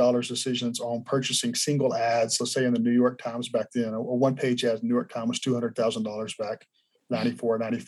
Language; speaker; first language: English; native; English